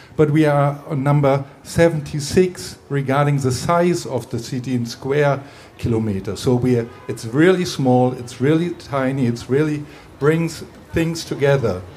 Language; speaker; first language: English; non-native, fluent; German